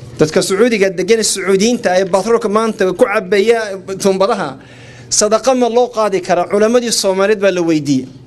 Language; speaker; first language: Somali; early bilingual, heritage; Somali